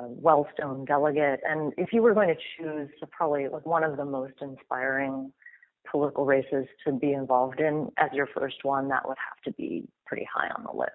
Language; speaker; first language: English; native; English